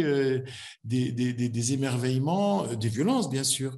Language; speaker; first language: French; native; French